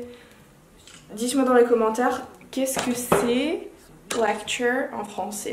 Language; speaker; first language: French; non-native, fluent; Finnish